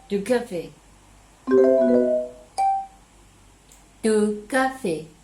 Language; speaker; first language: French; non-native, learner; Chinese